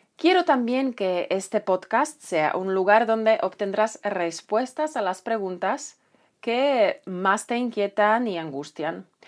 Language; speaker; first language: Spanish; non-native, fluent; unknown